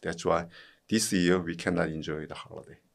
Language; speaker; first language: English; non-native, learner; Korean